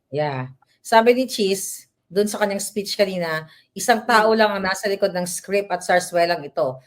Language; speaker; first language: Filipino; native; Filipino